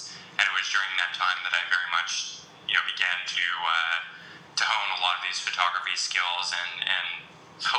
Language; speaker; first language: English; native; English